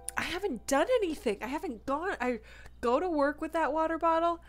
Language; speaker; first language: English; native; English